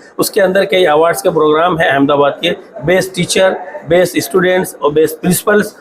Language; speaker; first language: Hindi; non-native, local second language; Urdu